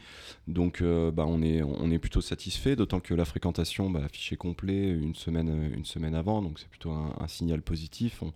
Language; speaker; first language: French; native; French